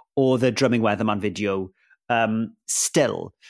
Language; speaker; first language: English; non-native, local second language; Welsh